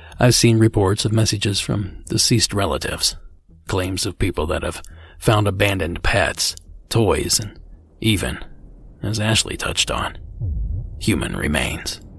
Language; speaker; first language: English; native; English